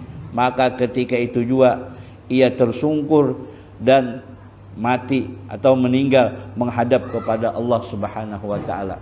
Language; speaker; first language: Indonesian; non-native, local second language; Banjar